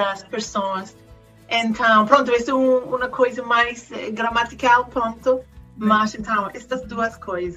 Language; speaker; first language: Portuguese; non-native, fluent; Spanish